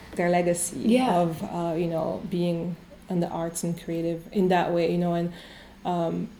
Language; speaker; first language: English; non-native, fluent; French